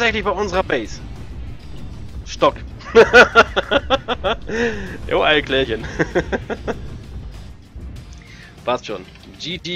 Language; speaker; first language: German; native; German